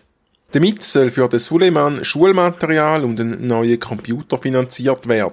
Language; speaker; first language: German; native; German